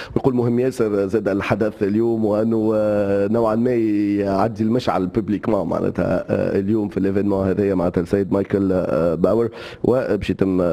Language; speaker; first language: Arabic; native; Arabic